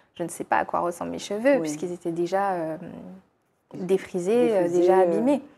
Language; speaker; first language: French; native; French